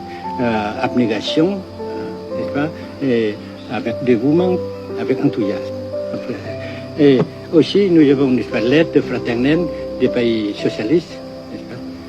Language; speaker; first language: French; non-native, local second language; Vietnamese